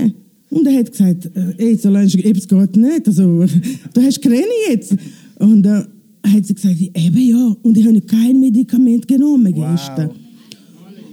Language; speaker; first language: German; non-native, learner; Italian